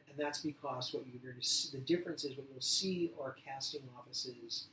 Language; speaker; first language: English; native; English